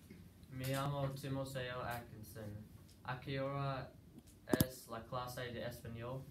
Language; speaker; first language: Spanish; non-native, learner; English